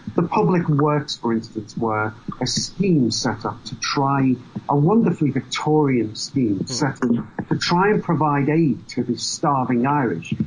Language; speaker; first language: English; native; English